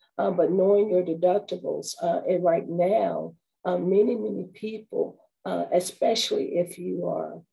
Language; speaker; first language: English; native; English